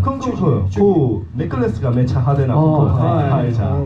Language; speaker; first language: Japanese; non-native, fluent; Korean